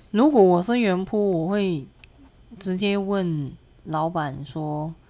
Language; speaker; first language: Chinese; native; Chinese